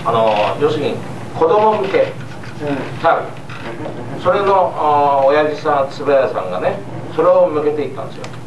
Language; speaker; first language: Japanese; native; Japanese